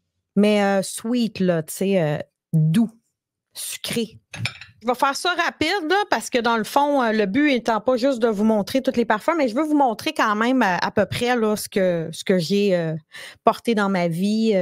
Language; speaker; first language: French; native; French